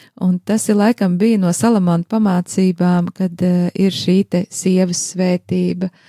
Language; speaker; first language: Latvian; native; Latvian